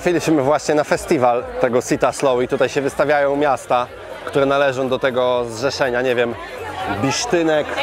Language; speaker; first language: Polish; native; Polish